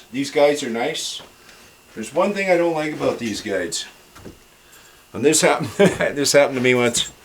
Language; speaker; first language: English; native; English